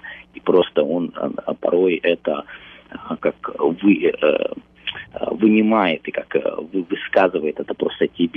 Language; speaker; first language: Russian; early bilingual, heritage; Russian